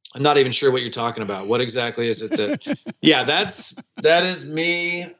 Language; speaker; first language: English; native; English